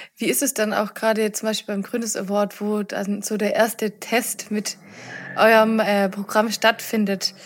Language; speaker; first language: German; native; German